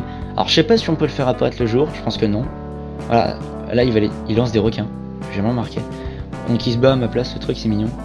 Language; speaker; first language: French; native; French